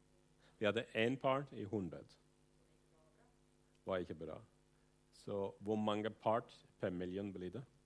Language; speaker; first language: Norwegian; non-native, fluent; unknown